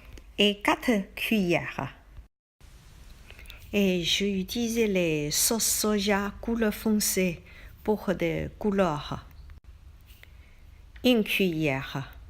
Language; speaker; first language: French; non-native, learner; Chinese